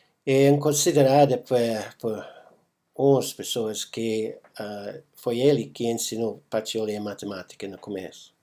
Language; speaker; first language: Portuguese; non-native, fluent; English